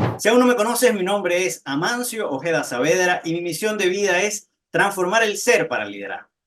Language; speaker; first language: Spanish; native; Spanish